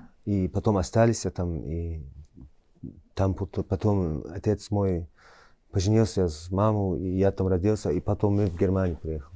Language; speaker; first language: Russian; early bilingual, heritage; Chechen